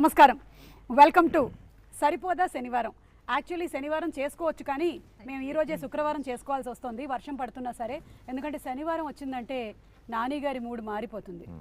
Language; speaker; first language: Telugu; native; Telugu